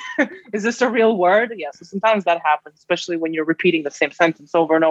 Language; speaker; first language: English; non-native, fluent; Kazakh